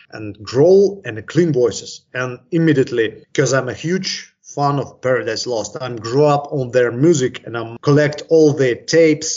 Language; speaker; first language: English; non-native, fluent; Ukrainian